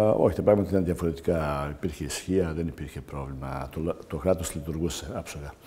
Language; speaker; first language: Greek; non-native, fluent; Serbian